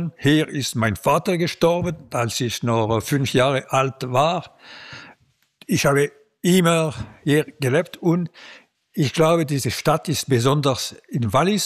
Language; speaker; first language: German; non-native, local second language; French